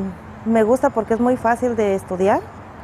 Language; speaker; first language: Spanish; native; Spanish